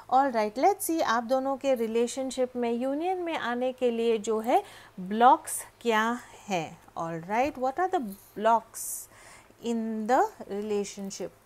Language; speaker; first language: Hindi; native; Hindi